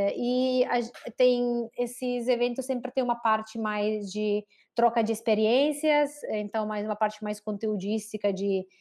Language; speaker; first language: Portuguese; non-native, fluent; Italian